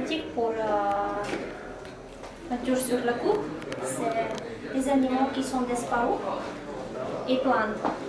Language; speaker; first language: French; non-native, learner; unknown